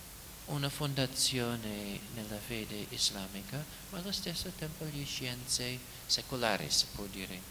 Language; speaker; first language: Italian; non-native, fluent; English